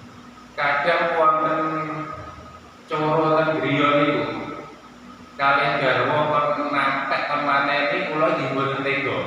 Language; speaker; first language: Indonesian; non-native, local second language; Javanese